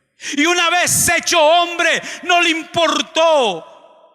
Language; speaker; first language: Spanish; native; Spanish